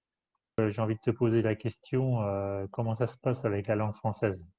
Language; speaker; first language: French; native; French